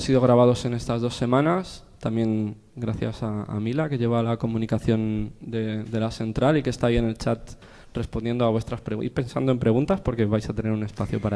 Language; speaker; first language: Spanish; native; Spanish